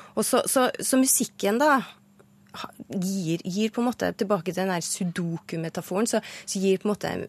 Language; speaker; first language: Norwegian; native; Norwegian